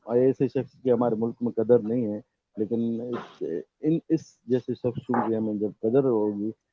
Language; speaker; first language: Urdu; non-native, local second language; Sindhi